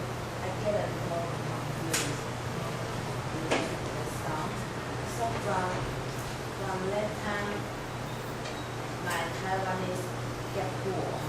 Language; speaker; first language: English; non-native, learner; Chinese